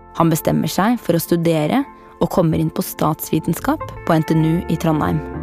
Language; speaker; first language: Norwegian; native; Norwegian